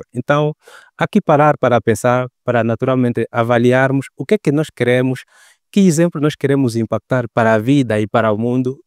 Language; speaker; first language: Portuguese; native; Portuguese